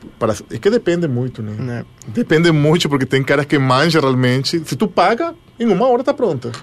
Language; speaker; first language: Portuguese; non-native, fluent; Spanish